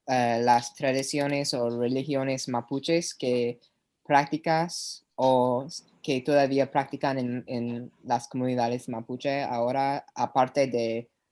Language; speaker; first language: Spanish; non-native, learner; English